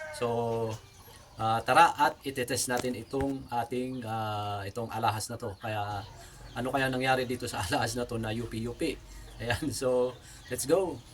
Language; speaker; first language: Filipino; native; Filipino